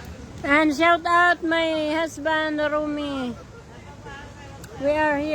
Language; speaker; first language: English; non-native, learner; Filipino